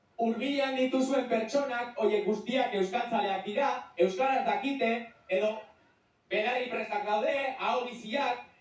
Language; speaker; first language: Basque; non-native, local second language; Spanish